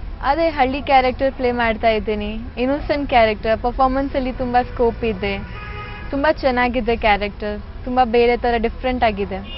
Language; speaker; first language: Kannada; early bilingual, heritage; Kannada